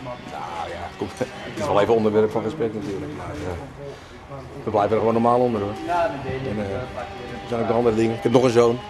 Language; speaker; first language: Dutch; native; Dutch